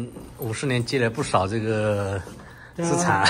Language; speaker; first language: Chinese; native; Chinese